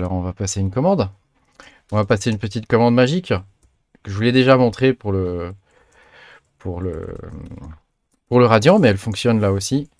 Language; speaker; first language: French; native; French